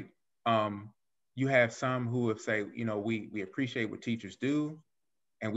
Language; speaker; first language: English; native; English